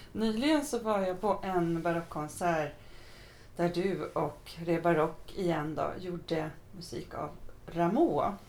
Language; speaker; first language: Swedish; native; Swedish